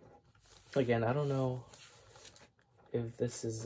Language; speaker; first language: English; native; English